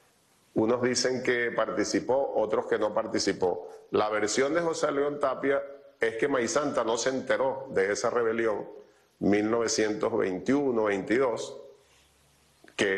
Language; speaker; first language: Spanish; native; Spanish